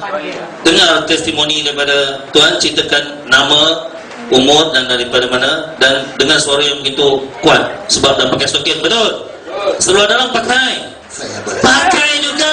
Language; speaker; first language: Malay; native; Malay